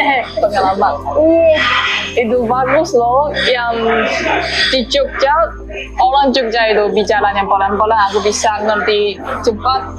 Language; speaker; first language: Indonesian; non-native, learner; Chinese